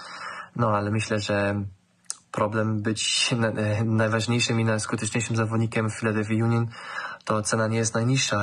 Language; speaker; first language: Polish; early bilingual, heritage; German